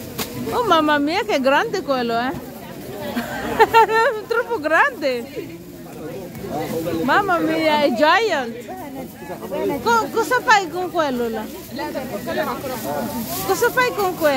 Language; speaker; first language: Italian; non-native, learner; Filipino